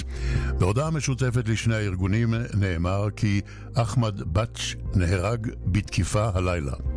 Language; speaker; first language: Hebrew; native; Hebrew